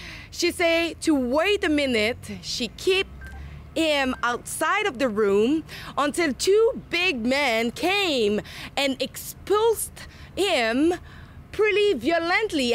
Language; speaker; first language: English; non-native, fluent; French